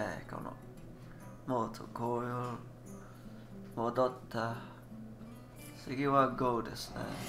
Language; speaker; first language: Japanese; non-native, learner; English